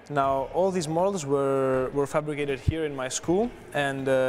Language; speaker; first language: English; non-native, fluent; Greek